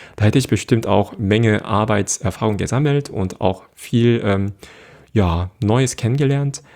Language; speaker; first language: German; non-native, fluent; Korean